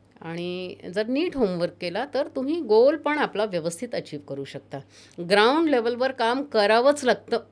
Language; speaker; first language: Marathi; non-native, local second language; Hindi